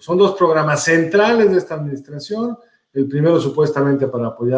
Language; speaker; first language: Spanish; native; Spanish